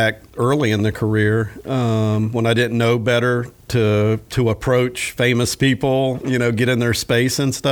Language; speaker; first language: English; native; English